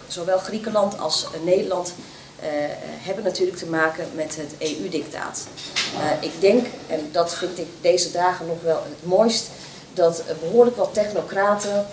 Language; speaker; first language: Dutch; native; Dutch